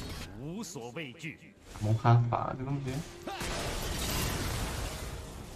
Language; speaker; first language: Chinese; native; Chinese